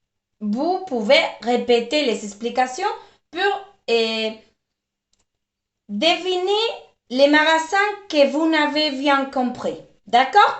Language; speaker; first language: French; non-native, fluent; Spanish